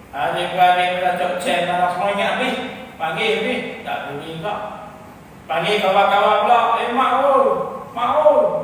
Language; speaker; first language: Malay; native; Malay